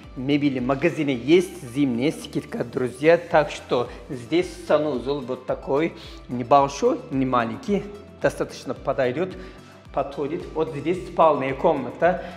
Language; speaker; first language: Russian; non-native, learner; Turkish